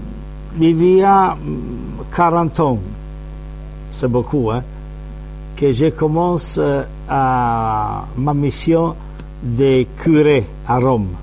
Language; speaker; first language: French; non-native, fluent; Italian